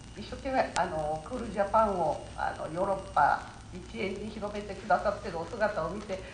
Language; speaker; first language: Japanese; native; Japanese